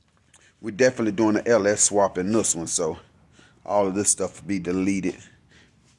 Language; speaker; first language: English; native; English